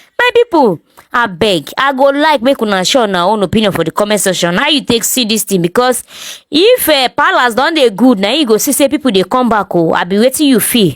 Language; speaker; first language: Nigerian Pidgin; non-native, local second language; Yoruba